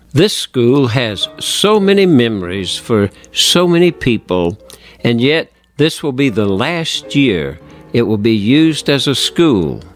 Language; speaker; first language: English; native; English